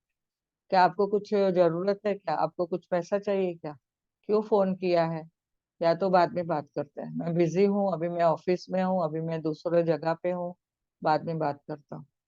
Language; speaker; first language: Hindi; native; Hindi